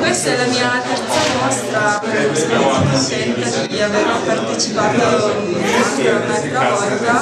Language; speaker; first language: Italian; non-native, learner; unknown